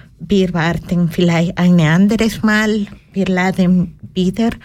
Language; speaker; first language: German; non-native, learner; Spanish